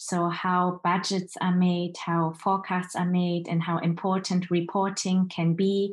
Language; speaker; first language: English; non-native, fluent; Chinese